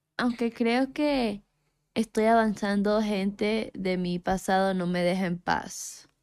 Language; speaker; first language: Spanish; native; Spanish